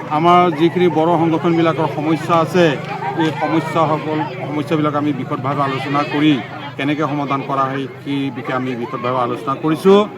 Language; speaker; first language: Assamese; non-native, local second language; Bodo